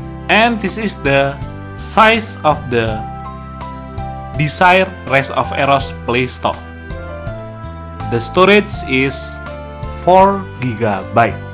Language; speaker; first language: English; non-native, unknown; Indonesian